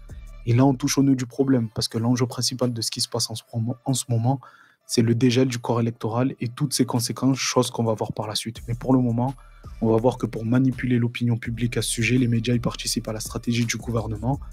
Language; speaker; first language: French; native; French